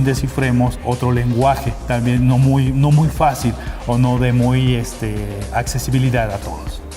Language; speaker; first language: Spanish; native; Spanish